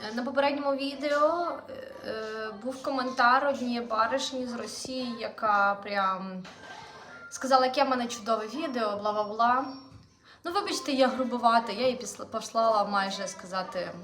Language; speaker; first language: Ukrainian; non-native, local second language; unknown